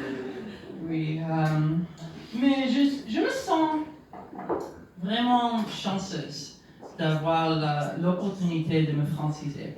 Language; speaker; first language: French; non-native, learner; English